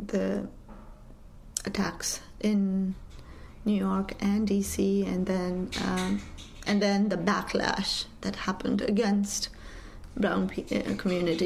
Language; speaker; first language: English; non-native, local second language; Nepali